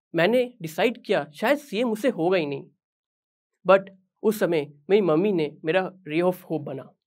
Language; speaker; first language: Hindi; native; Hindi